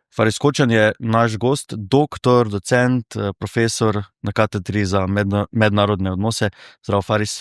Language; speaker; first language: Slovenian; native; Slovenian